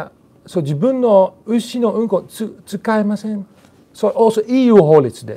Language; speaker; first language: Japanese; non-native, learner; Dutch